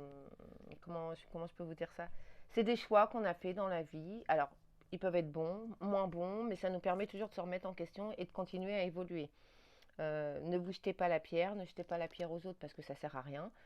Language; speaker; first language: French; native; French